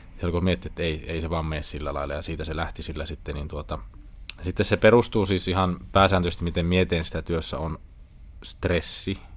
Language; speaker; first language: Finnish; native; Finnish